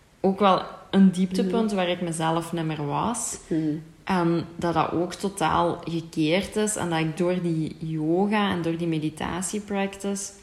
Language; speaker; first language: Dutch; native; Dutch